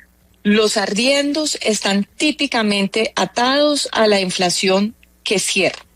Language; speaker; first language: Spanish; native; Spanish